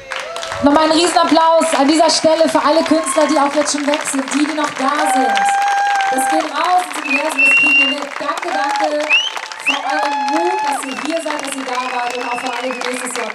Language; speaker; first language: German; native; German